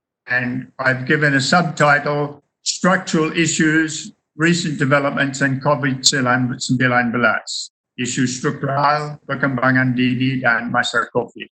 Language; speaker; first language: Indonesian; non-native, fluent; English